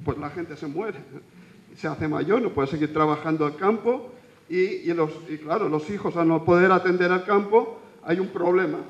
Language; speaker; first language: Spanish; non-native, local second language; Catalan